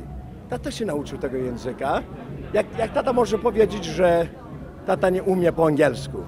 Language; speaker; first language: Polish; early bilingual, heritage; Polish